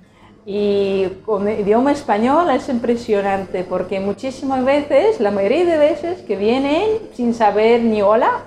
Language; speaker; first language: Spanish; non-native, fluent; Russian